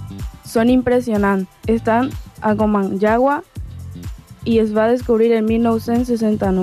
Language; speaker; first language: Catalan; non-native, learner; Spanish